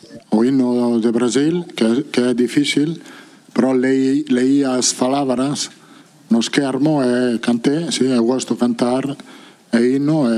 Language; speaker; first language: Portuguese; non-native, learner; Italian